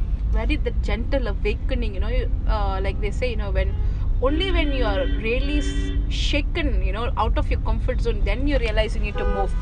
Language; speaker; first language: English; non-native, local second language; Tamil